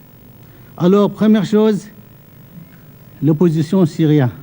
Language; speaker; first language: French; non-native, fluent; Arabic